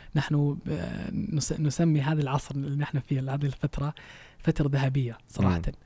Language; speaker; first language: Arabic; non-native, fluent; Danish